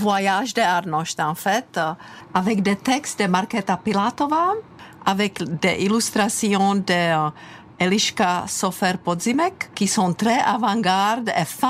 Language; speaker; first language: French; non-native, fluent; Czech